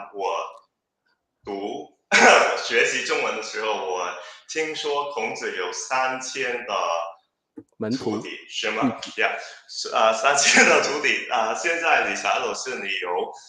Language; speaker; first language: Chinese; non-native, learner; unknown